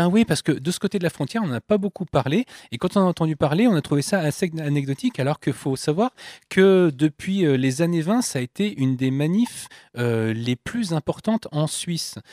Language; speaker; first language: French; native; French